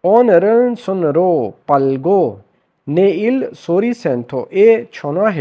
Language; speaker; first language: Korean; non-native, fluent; Urdu